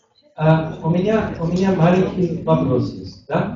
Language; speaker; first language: Russian; non-native, learner; German